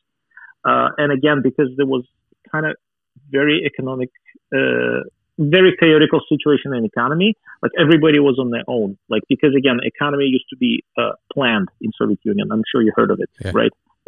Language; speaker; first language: English; non-native, fluent; Russian